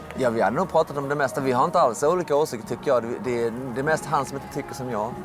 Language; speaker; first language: Swedish; native; Swedish